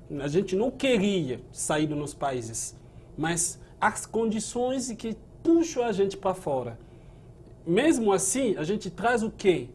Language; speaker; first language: Portuguese; non-native, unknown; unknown